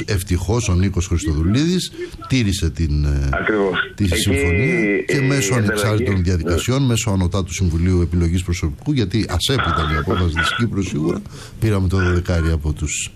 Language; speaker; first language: Greek; native; Greek